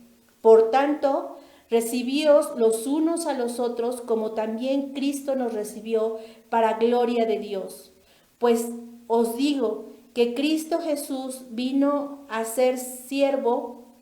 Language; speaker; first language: Spanish; native; Spanish